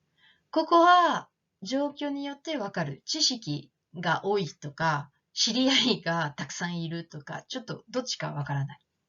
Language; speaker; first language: Japanese; non-native, fluent; French